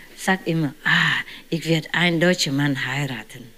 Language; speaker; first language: German; non-native, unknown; Vietnamese